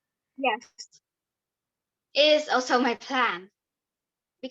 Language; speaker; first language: English; non-native, learner; Vietnamese